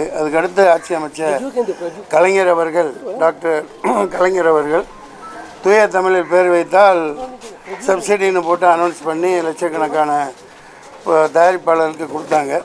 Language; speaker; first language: Tamil; native; Tamil